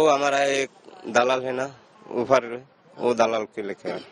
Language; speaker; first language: Hindi; non-native, learner; Bangla